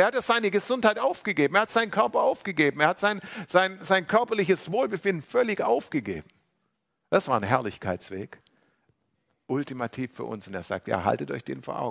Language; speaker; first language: German; native; German